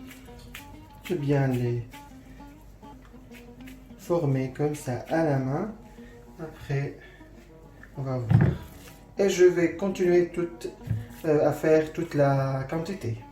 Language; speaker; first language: French; non-native, fluent; Arabic